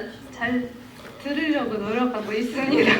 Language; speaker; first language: Korean; non-native, fluent; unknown